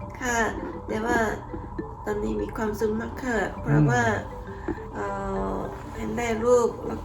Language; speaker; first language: Thai; non-native, learner; Korean